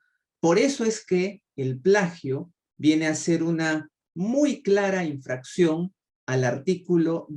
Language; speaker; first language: Spanish; native; Spanish